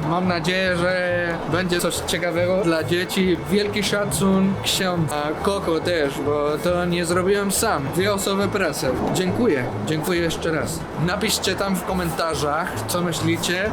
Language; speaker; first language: Polish; non-native, learner; Spanish